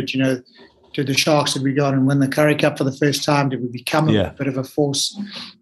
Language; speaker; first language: English; native; English